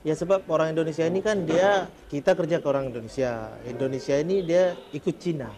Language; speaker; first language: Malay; early bilingual, heritage; Indonesian